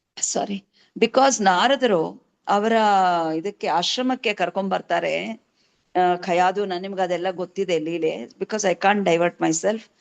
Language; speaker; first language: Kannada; native; Kannada